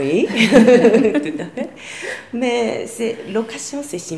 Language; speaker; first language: French; non-native, learner; Japanese